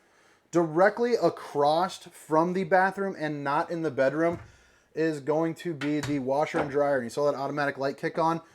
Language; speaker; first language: English; native; English